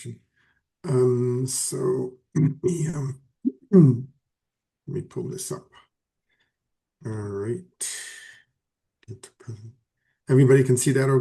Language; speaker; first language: English; native; English